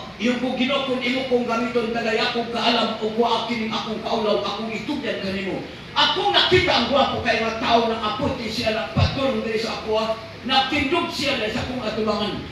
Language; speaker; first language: Cebuano; non-native, local second language; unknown